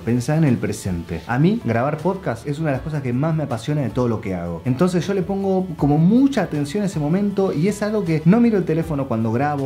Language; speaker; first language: Spanish; native; Spanish